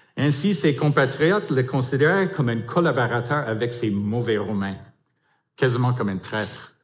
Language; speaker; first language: French; non-native, fluent; English